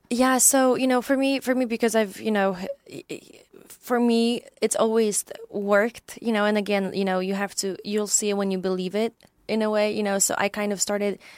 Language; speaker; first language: English; non-native, fluent; Polish